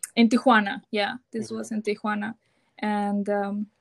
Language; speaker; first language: English; non-native, fluent; Spanish